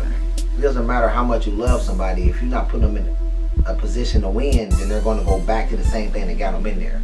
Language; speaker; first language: English; native; English